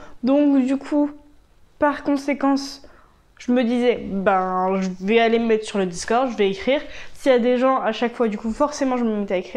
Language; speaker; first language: French; native; French